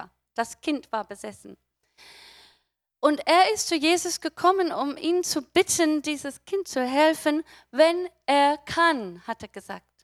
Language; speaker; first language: German; non-native, fluent; English